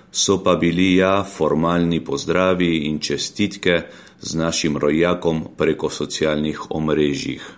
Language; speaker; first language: Slovenian; early bilingual, heritage; Slovenian